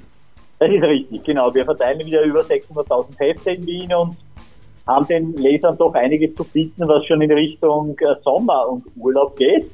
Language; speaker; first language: German; native; German